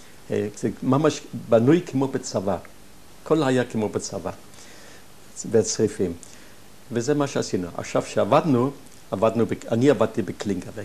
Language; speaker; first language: Hebrew; non-native, fluent; German